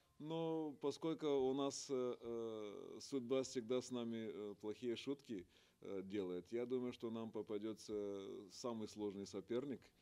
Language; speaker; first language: Russian; non-native, fluent; Bulgarian